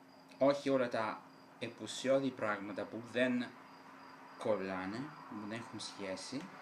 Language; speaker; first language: Greek; non-native, fluent; Italian